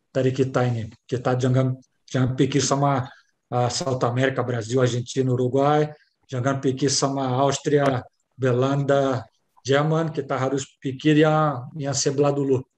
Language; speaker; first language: Indonesian; non-native, learner; Portuguese